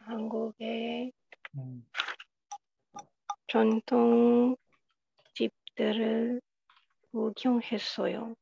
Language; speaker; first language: Korean; non-native, learner; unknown